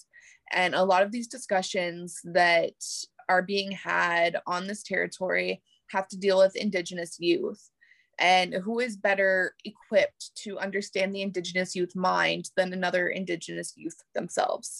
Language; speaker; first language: English; native; English